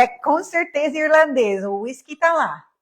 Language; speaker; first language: Portuguese; non-native, fluent; English